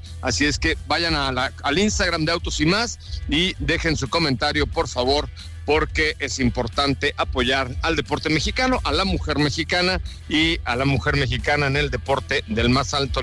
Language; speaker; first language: Spanish; native; Spanish